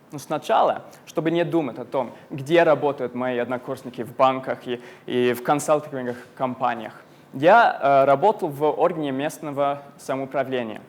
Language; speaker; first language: Russian; non-native, fluent; English